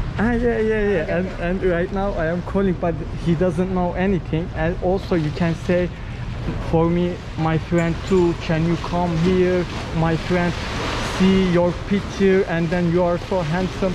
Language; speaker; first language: English; non-native, learner; Turkish